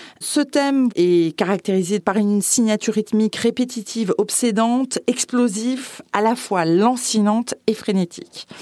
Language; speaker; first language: French; native; French